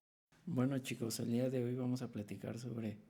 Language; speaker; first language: Spanish; native; Spanish